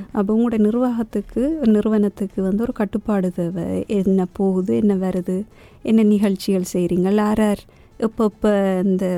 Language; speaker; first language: Tamil; native; Tamil